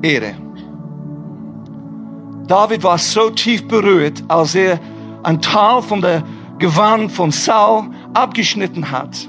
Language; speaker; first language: German; non-native, fluent; English